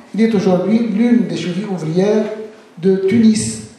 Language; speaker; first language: French; non-native, local second language; Arabic